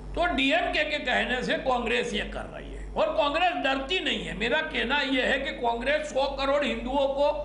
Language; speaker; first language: Hindi; non-native, local second language; Gujarati